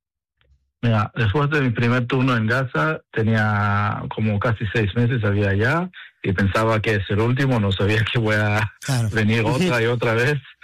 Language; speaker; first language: Spanish; non-native, fluent; Hebrew